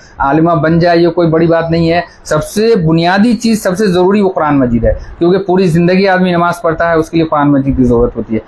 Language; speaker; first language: Urdu; native; Urdu